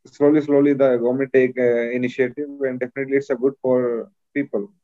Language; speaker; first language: English; non-native, local second language; Hindi